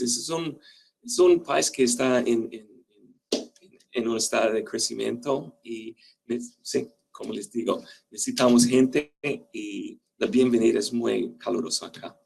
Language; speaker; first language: Spanish; non-native, fluent; English